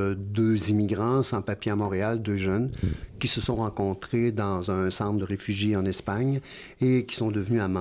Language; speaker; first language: French; native; French